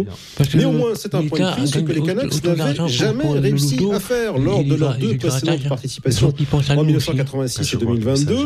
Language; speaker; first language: French; native; French